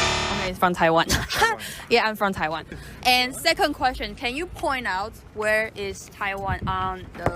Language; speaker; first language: English; non-native, fluent; Chinese